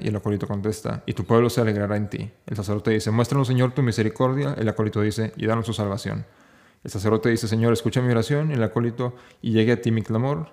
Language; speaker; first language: Spanish; native; Spanish